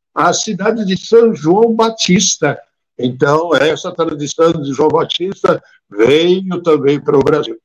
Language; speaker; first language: Portuguese; non-native, fluent; Italian